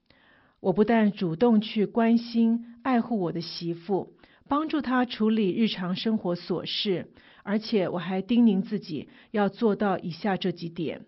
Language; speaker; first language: Chinese; native; Chinese